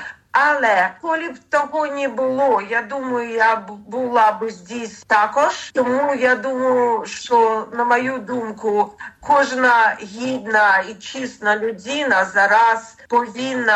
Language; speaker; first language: Ukrainian; non-native, learner; Russian